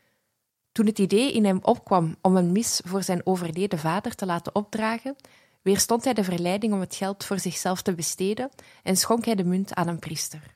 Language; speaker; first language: Dutch; native; Dutch